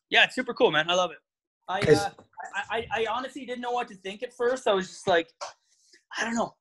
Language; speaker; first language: English; native; English